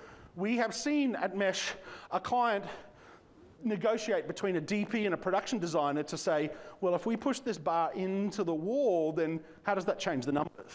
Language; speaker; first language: English; native; English